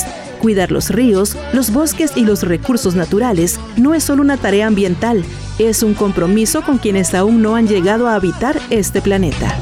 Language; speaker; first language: Spanish; native; Spanish